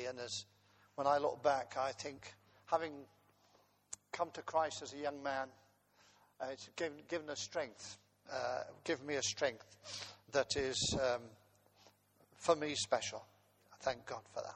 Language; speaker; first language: English; native; English